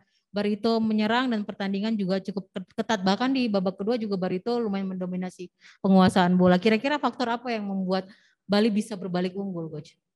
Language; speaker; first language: Indonesian; native; Indonesian